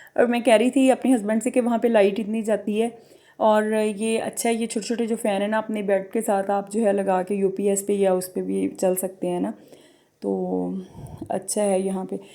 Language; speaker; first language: Urdu; non-native, local second language; Punjabi